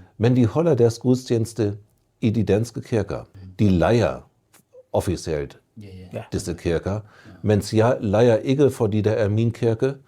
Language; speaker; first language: Danish; non-native, fluent; German